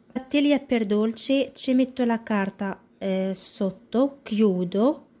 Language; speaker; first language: Italian; non-native, fluent; Arabic